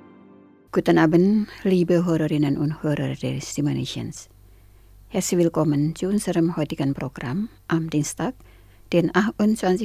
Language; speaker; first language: German; non-native, fluent; Indonesian